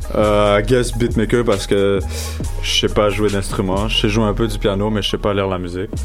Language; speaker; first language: French; non-native, local second language; Arabic